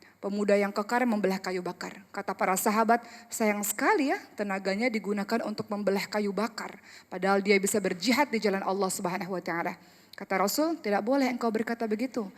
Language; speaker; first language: Indonesian; native; Indonesian